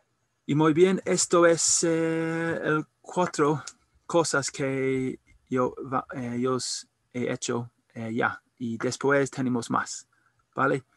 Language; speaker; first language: Spanish; non-native, learner; English